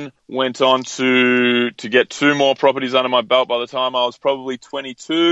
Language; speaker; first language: English; native; English